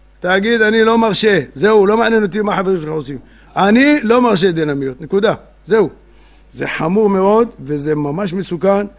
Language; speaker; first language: Hebrew; native; Hebrew